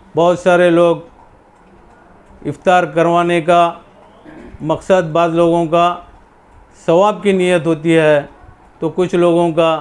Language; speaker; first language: Hindi; native; Hindi